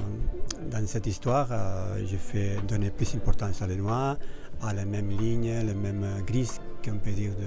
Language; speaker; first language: French; non-native, fluent; Spanish